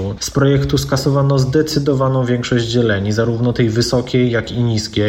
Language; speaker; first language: Polish; native; Polish